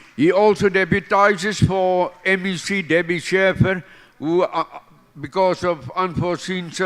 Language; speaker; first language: English; non-native, local second language; Afrikaans